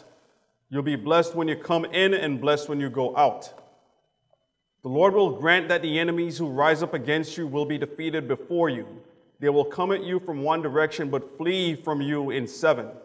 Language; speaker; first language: English; native; English